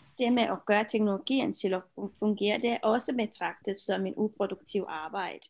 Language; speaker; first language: Danish; non-native, fluent; Romanian